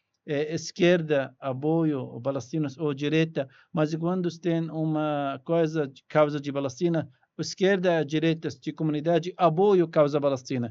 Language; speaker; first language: Portuguese; non-native, learner; Arabic